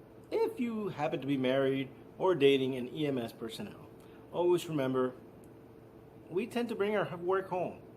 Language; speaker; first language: English; native; English